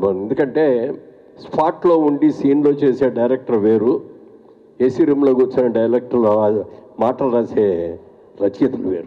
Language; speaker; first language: Telugu; native; Telugu